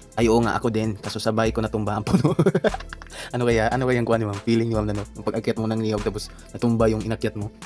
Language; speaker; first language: Filipino; non-native, local second language; Cebuano